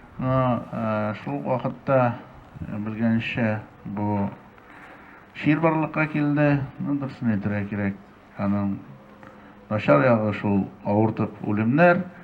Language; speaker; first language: Tatar; native; Tatar